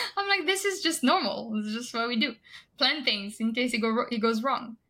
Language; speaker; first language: English; non-native, fluent; French